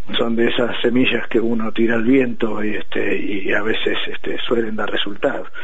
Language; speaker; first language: Spanish; native; Spanish